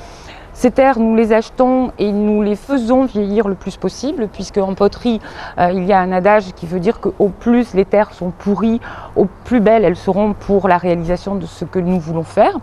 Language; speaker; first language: French; native; French